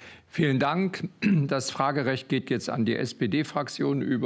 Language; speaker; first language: German; native; German